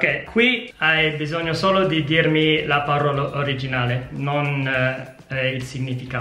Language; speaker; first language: Italian; non-native, fluent; English